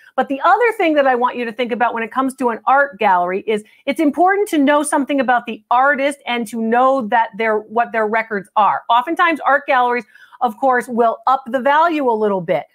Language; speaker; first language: English; native; English